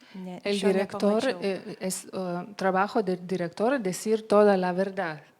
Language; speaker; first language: Spanish; non-native, learner; Lithuanian